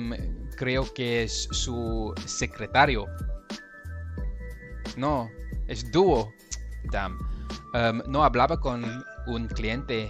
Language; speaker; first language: Spanish; non-native, learner; English